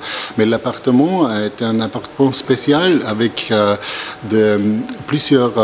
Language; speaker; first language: French; non-native, learner; German